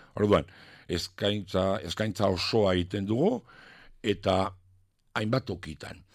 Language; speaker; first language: Basque; non-native, local second language; French